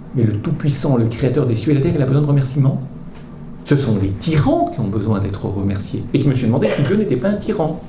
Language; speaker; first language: French; native; French